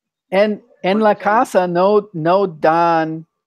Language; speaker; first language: Spanish; non-native, fluent; English